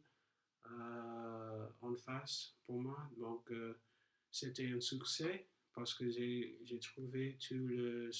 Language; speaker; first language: French; non-native, learner; English